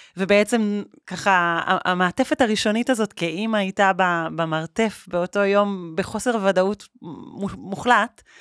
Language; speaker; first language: Hebrew; native; Hebrew